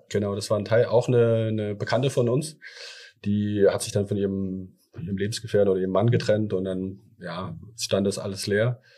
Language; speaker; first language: German; early bilingual, other home language; Thai